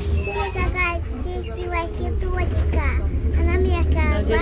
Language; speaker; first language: Russian; early bilingual, other home language; Tajik